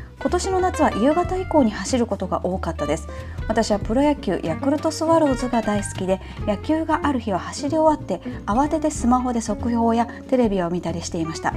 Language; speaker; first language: Japanese; native; Japanese